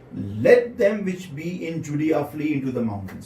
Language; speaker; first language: Hindi; non-native, local second language; Marathi